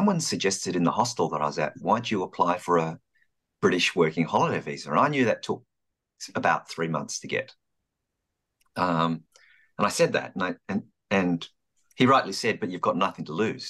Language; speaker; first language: English; native; English